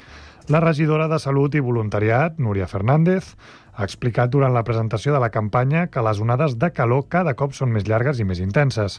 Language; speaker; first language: Catalan; native; Catalan